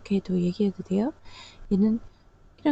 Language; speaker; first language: Korean; non-native, learner; English